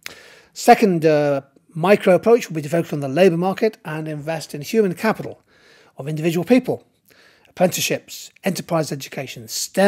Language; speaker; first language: English; native; English